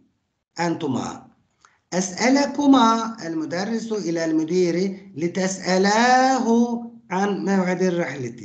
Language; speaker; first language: Arabic; non-native, fluent; Turkish